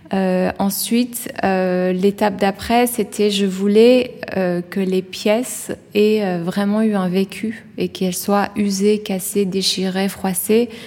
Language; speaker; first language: French; early bilingual, other home language; Persian